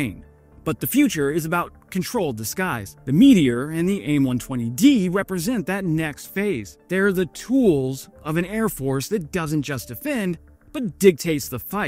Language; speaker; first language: English; native; English